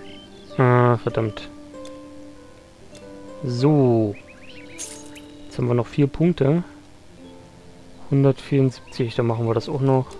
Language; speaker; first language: German; native; German